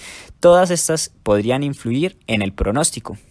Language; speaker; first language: Spanish; native; Spanish